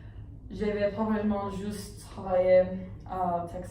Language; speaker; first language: French; non-native, learner; English